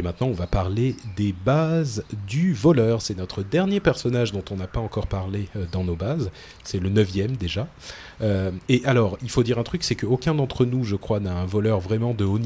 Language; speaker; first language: French; native; French